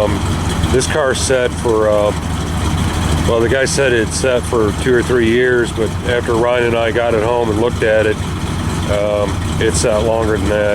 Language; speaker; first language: English; native; English